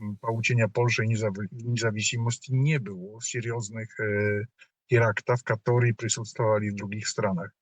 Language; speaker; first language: Polish; non-native, learner; Russian